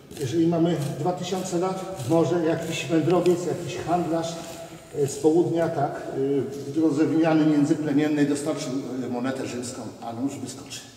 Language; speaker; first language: Polish; native; Polish